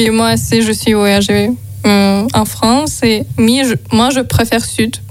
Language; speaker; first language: French; non-native, learner; Azerbaijani